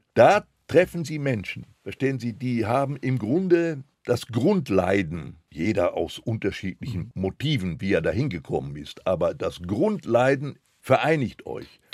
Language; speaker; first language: German; non-native, local second language; Polish